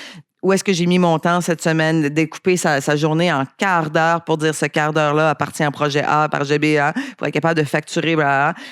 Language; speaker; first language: French; native; French